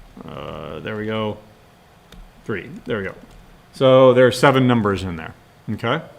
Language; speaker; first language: English; native; English